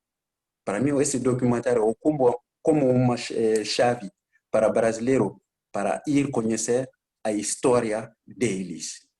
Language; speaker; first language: Portuguese; non-native, learner; Bambara